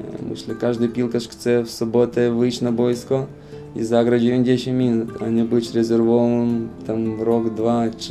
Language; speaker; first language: Polish; non-native, fluent; Lithuanian